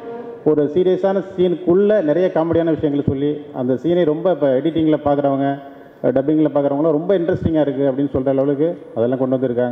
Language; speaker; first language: Tamil; native; Tamil